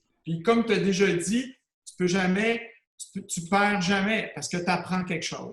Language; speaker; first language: French; native; French